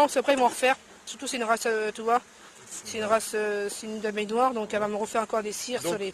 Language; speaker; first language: French; native; French